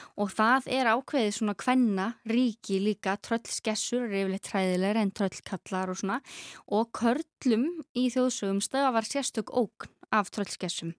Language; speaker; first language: Icelandic; native; Icelandic